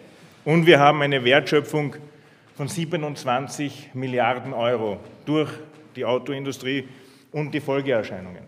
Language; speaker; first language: German; native; German